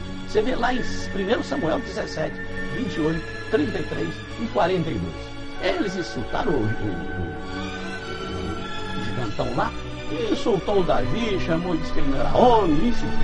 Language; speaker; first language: Portuguese; native; Portuguese